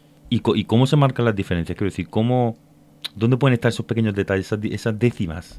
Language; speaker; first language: Spanish; native; Spanish